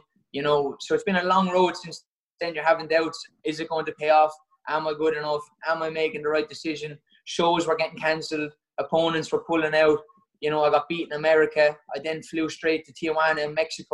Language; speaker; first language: English; native; English